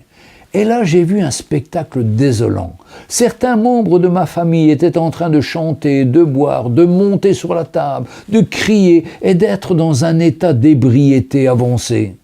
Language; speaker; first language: French; native; French